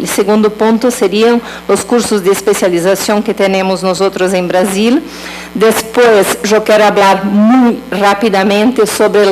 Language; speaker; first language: Spanish; non-native, learner; Portuguese